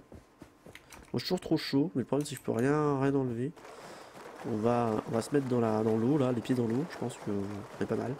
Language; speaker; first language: French; native; French